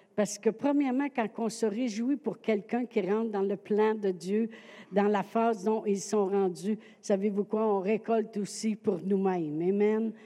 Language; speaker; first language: French; native; French